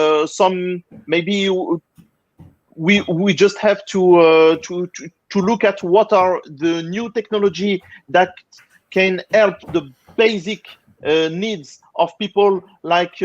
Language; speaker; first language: English; non-native, fluent; French